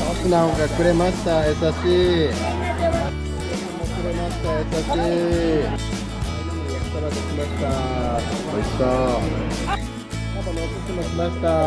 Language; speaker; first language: Japanese; native; Japanese